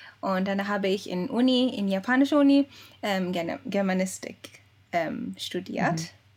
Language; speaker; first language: German; early bilingual, other home language; Japanese